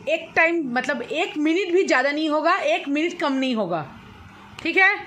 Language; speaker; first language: Hindi; non-native, local second language; Bangla